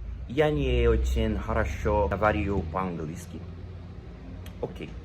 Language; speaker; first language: Russian; non-native, learner; Portuguese